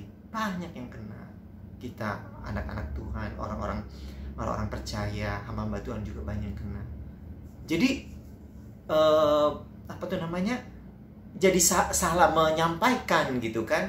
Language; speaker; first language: Indonesian; native; Indonesian